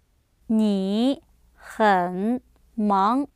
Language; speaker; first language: Chinese; non-native, learner; English